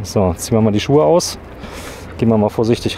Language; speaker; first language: German; native; German